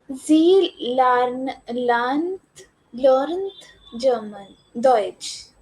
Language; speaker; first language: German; non-native, learner; English